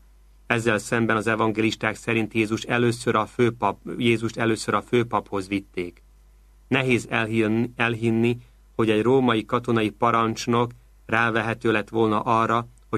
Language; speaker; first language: Hungarian; native; Hungarian